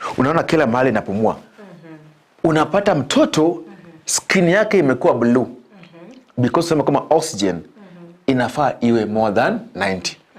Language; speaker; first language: Swahili; non-native, local second language; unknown